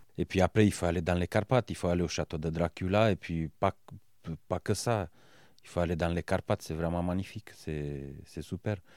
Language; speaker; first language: French; non-native, fluent; Romanian